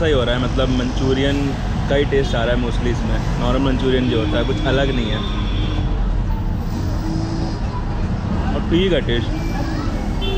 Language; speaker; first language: Hindi; native; Hindi